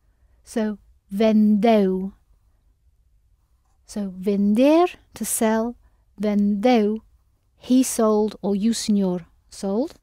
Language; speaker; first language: Portuguese; non-native, fluent; English